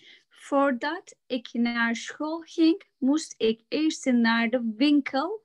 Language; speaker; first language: Dutch; non-native, learner; Turkish